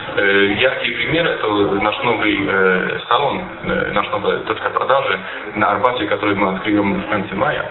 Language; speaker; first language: Russian; non-native, fluent; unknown